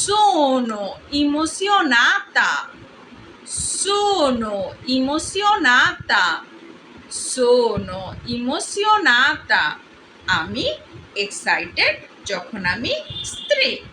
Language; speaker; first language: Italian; non-native, learner; Bangla